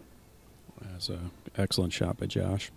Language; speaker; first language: English; native; English